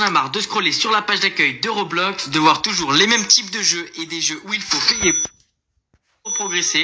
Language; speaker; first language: French; native; French